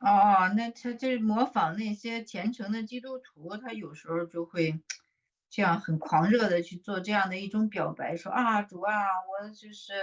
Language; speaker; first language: Chinese; native; Chinese